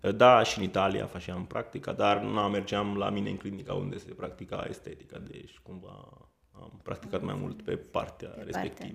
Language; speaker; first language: Romanian; non-native, fluent; Italian